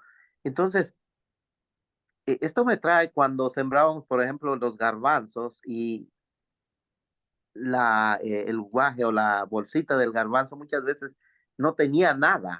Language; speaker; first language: Spanish; native; Spanish